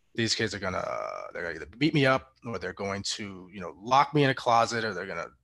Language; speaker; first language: English; native; English